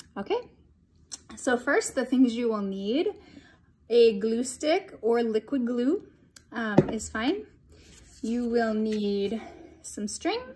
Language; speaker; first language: English; native; English